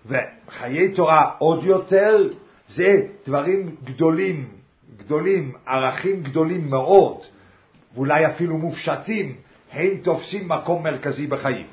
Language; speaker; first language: Hebrew; non-native, fluent; English